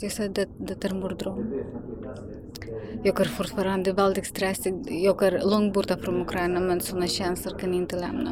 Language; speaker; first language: Swedish; non-native, learner; Ukrainian